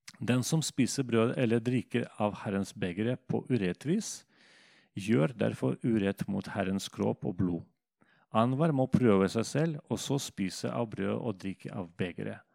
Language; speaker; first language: Norwegian; non-native, fluent; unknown